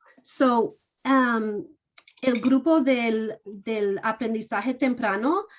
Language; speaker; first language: Spanish; non-native, fluent; English